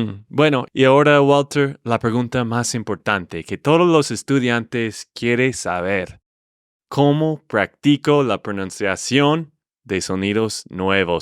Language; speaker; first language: Spanish; non-native, fluent; English